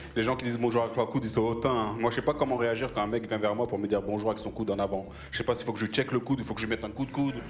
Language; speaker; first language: French; native; French